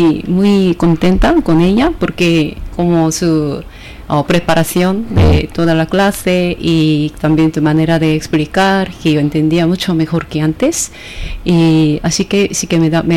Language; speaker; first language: Spanish; non-native, fluent; Korean